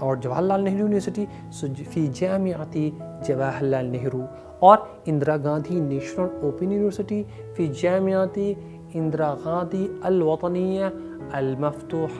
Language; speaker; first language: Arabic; non-native, fluent; Urdu